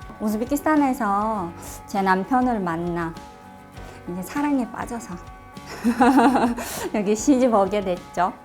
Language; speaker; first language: Korean; non-native, fluent; Russian